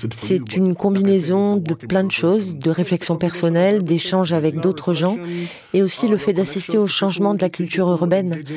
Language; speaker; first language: French; non-native, fluent; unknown